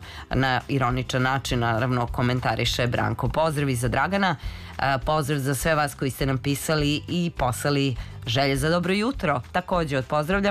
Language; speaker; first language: Serbian; native; Serbian